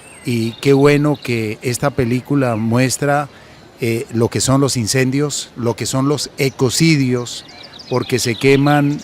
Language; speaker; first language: Spanish; native; Spanish